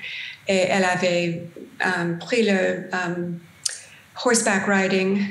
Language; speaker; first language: French; non-native, learner; English